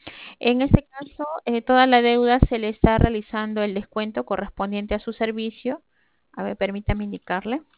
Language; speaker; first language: Spanish; native; Spanish